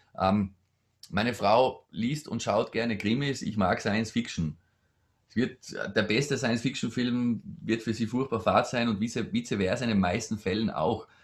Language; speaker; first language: German; native; German